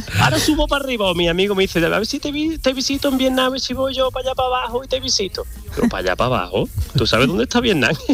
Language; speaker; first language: Spanish; native; Spanish